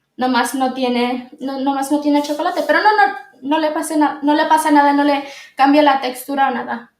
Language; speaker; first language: Spanish; early bilingual, other home language; English